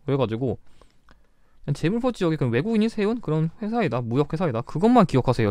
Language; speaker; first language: Korean; native; Korean